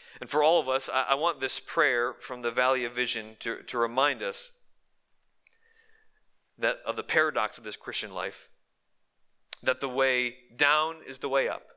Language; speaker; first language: English; native; English